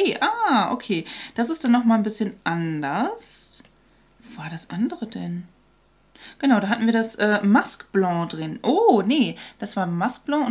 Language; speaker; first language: German; native; German